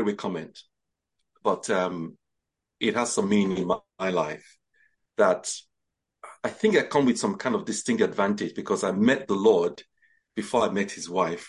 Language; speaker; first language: English; non-native, local second language; Yoruba